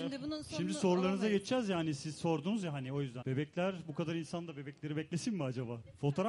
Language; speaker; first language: Turkish; native; Turkish